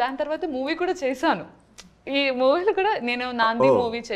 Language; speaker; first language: Telugu; non-native, learner; Malayalam